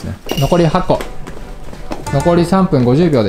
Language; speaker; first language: Japanese; native; Japanese